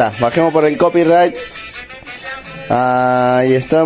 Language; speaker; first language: Spanish; native; Spanish